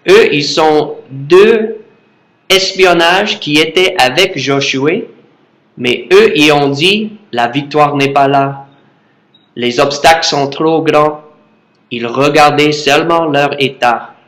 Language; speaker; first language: French; non-native, learner; English